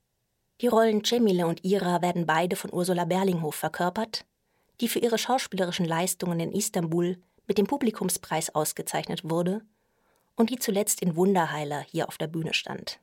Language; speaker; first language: German; native; German